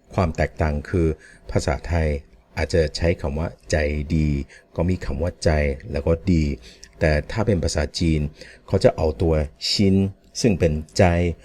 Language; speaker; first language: Thai; non-native, fluent; English